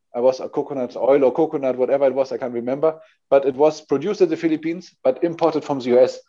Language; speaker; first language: English; non-native, fluent; German